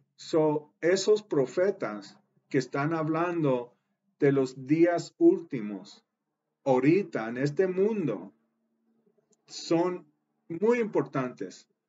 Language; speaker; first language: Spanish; early bilingual, heritage; Spanish